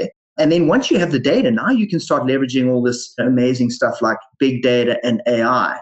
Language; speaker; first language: English; native; English